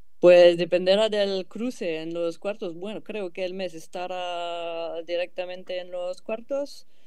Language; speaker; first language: Spanish; non-native, fluent; French